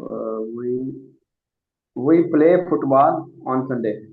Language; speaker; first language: English; non-native, learner; Urdu